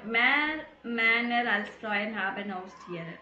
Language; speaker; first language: German; non-native, fluent; Tamil